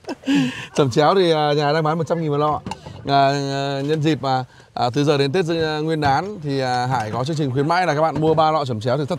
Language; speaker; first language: Vietnamese; native; Vietnamese